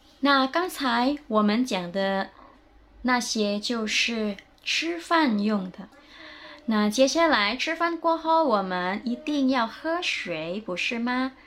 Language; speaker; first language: Chinese; non-native, fluent; Indonesian